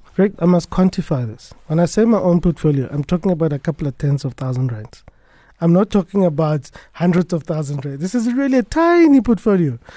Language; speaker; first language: English; non-native, local second language; Tswana